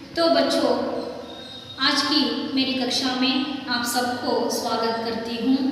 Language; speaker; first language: Hindi; non-native, local second language; Kannada